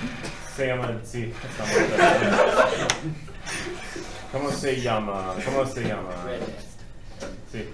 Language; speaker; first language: Spanish; non-native, fluent; English